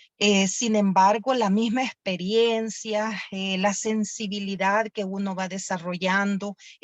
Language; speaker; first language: Spanish; native; Spanish